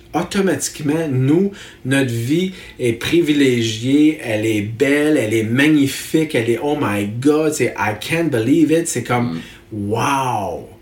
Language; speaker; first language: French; native; French